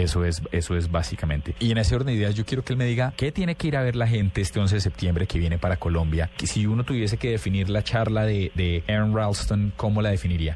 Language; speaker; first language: Spanish; native; Spanish